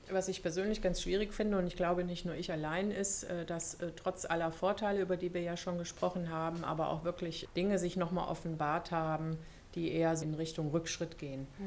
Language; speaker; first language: German; early bilingual, other home language; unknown